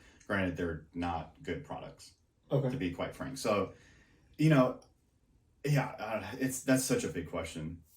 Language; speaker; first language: English; native; English